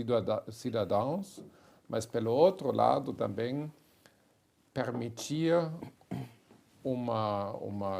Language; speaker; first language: Portuguese; non-native, fluent; German